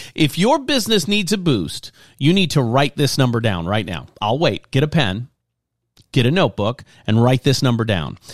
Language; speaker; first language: English; native; English